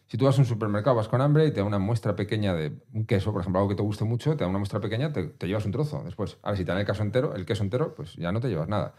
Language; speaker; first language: Spanish; native; Spanish